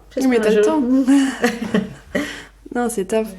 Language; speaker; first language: French; native; French